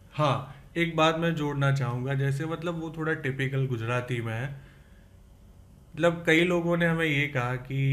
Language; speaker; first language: Hindi; native; Hindi